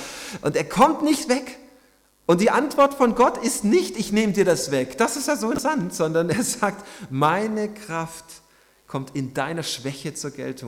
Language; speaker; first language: German; native; German